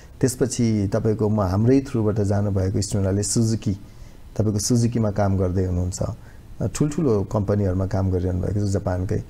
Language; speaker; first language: Nepali; native; Nepali